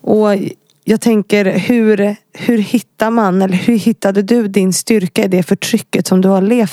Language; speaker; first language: Swedish; native; Swedish